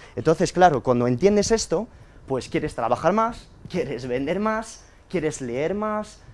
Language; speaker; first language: Spanish; early bilingual, heritage; French